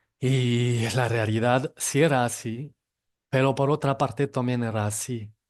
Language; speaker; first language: Spanish; non-native, fluent; French